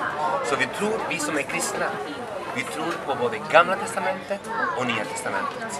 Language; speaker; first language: Swedish; non-native, fluent; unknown